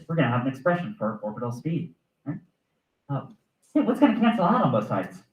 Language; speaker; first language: English; native; English